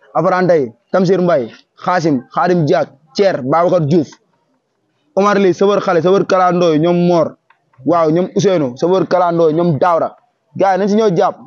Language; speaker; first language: Wolof; non-native, local second language; Fula